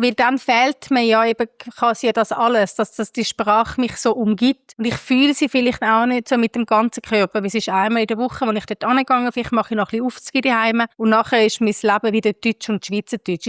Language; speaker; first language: German; native; German